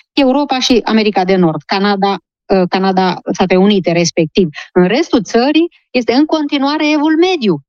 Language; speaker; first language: Romanian; native; Romanian